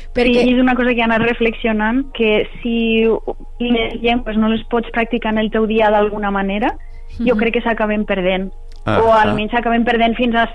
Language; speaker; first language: Catalan; native; Catalan